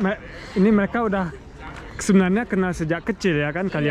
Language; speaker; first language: Indonesian; early bilingual, heritage; German